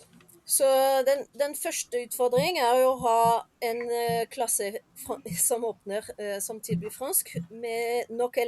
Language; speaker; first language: Norwegian; non-native, fluent; French